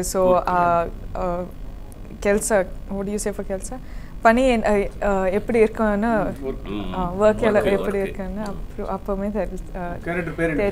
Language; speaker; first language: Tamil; non-native, learner; Kodava